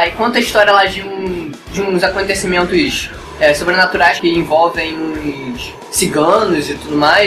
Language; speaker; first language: Portuguese; native; Portuguese